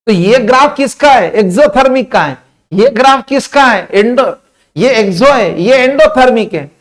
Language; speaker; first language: Hindi; non-native, local second language; Marathi